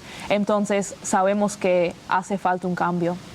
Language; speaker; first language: Spanish; early bilingual, other home language; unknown